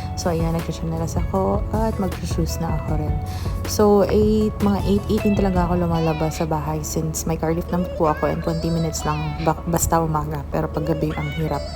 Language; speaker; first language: Filipino; non-native, local second language; Hiligaynon